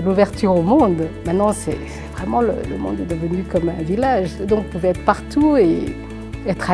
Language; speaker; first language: French; non-native, local second language; Rundi